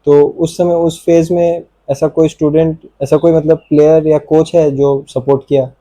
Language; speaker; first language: Hindi; non-native, local second language; Bangla